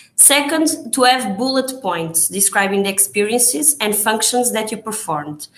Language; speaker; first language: English; non-native, fluent; Portuguese